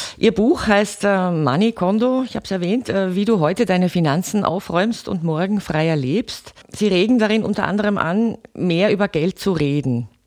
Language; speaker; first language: German; native; German